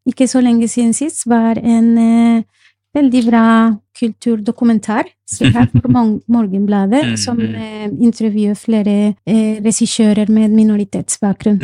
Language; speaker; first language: Norwegian; non-native, fluent; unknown